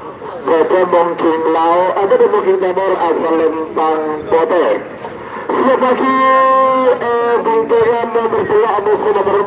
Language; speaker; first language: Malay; non-native, local second language; Madurese